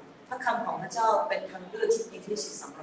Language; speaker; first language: Thai; native; Thai